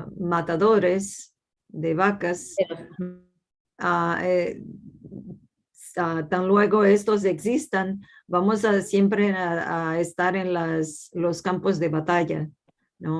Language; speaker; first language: Spanish; non-native, fluent; Portuguese